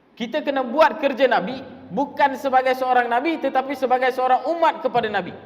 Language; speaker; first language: Malay; non-native, local second language; Tamil